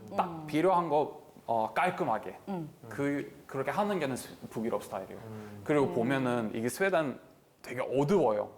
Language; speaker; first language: Korean; non-native, fluent; Swedish